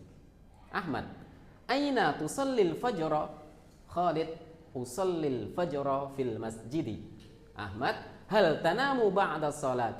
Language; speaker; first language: Arabic; non-native, fluent; Indonesian